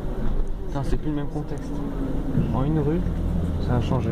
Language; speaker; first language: French; native; French